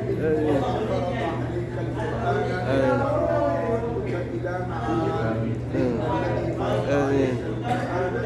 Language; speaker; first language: Arabic; native; Arabic